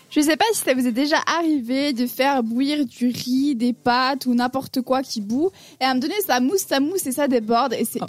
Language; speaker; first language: French; native; French